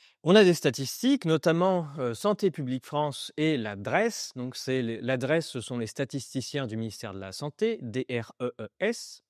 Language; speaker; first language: French; native; French